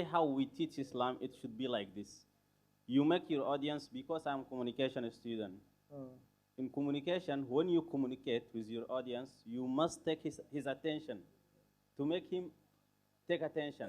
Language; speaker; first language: English; non-native, fluent; Arabic